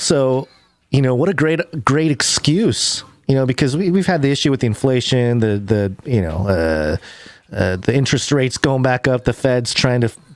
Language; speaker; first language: English; native; English